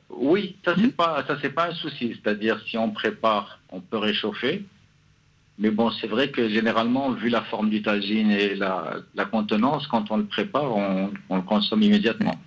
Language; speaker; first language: French; non-native, local second language; Arabic